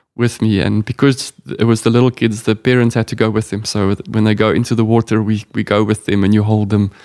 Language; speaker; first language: English; non-native, local second language; Afrikaans